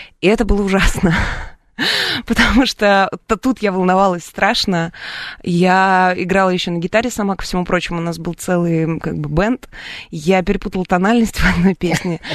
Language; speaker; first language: Russian; native; Russian